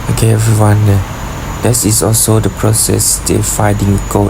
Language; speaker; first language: English; non-native, learner; Lao